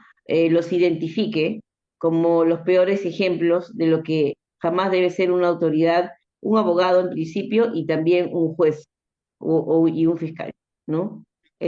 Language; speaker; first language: Spanish; native; Spanish